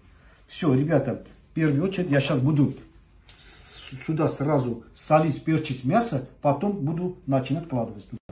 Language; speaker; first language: Russian; non-native, fluent; Armenian